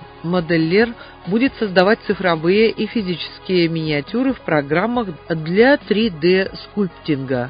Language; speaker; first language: Russian; native; Russian